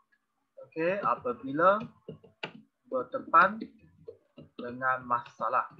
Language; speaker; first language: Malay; non-native, local second language; Chinese